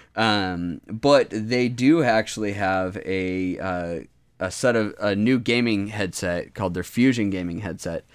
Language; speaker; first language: English; native; English